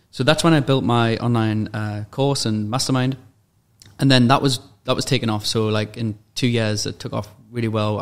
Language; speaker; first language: English; native; English